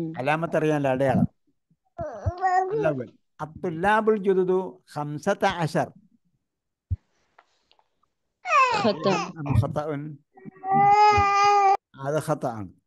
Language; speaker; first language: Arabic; non-native, fluent; Malayalam